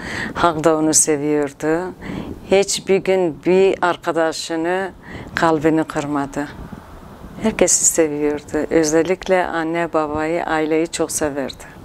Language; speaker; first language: Turkish; non-native, local second language; Kurdish